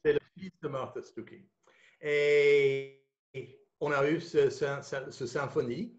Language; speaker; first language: French; non-native, fluent; English